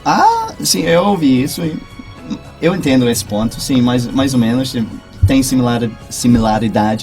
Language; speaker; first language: Portuguese; non-native, fluent; English